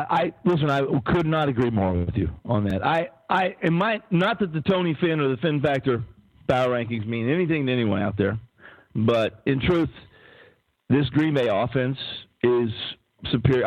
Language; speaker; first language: English; native; English